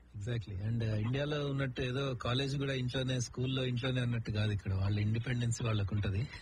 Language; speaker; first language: Telugu; native; Telugu